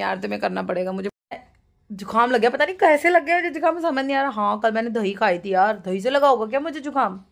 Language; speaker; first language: Hindi; native; Hindi